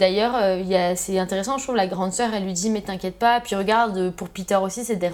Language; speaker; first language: French; native; French